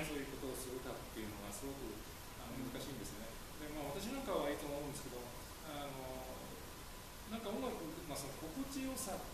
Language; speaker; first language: Japanese; native; Japanese